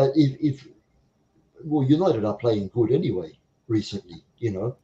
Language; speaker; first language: English; native; English